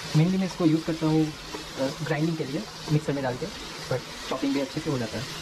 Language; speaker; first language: Hindi; non-native, local second language; Bangla